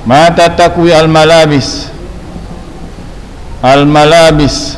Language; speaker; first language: Arabic; non-native, fluent; Indonesian